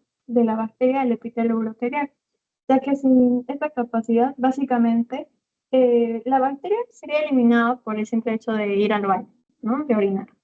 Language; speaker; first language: Spanish; native; Spanish